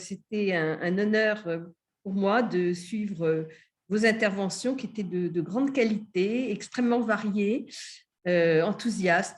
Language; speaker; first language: French; native; French